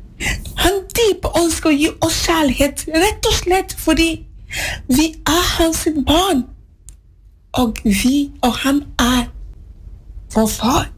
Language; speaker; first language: Swedish; non-native, learner; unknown